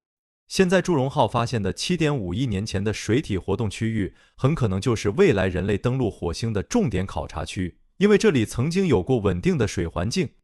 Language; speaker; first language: Chinese; native; Chinese